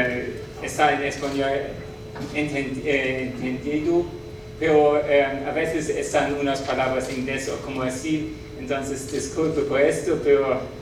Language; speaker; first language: Spanish; non-native, learner; German